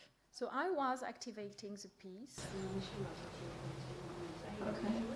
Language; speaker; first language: English; non-native, fluent; French